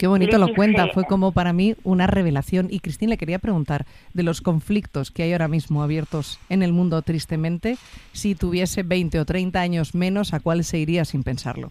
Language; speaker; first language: Spanish; native; Spanish